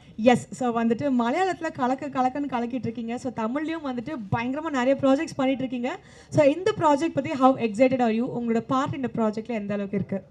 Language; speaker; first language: Tamil; native; Tamil